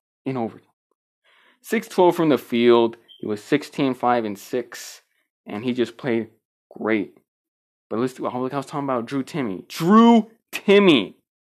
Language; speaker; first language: English; early bilingual, other home language; Spanish